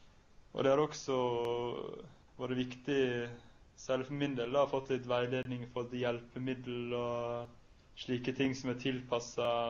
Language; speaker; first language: Norwegian; native; Norwegian